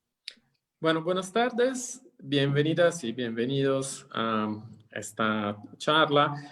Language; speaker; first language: Spanish; non-native, fluent; Italian